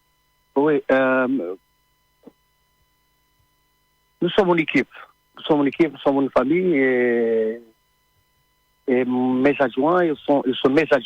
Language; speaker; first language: French; non-native, learner; Portuguese